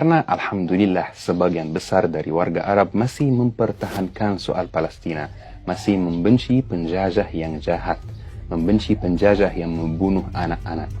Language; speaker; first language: Indonesian; non-native, fluent; Arabic